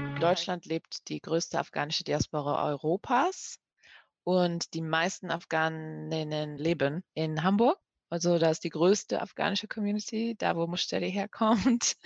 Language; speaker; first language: German; early bilingual, other home language; Persian